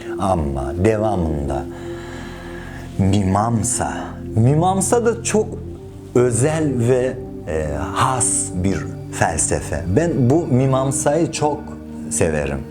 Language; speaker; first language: Turkish; non-native, fluent; Persian